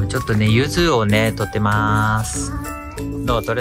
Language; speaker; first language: Japanese; native; Japanese